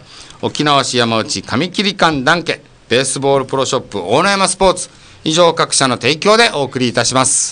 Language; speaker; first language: Japanese; native; Japanese